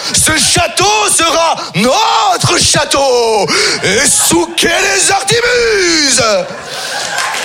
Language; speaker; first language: French; native; French